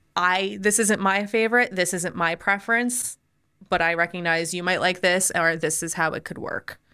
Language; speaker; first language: English; native; English